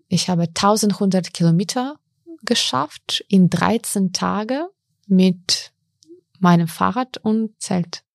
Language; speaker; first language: German; non-native, fluent; Ukrainian